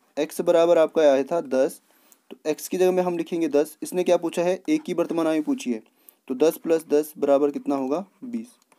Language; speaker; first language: Hindi; native; Hindi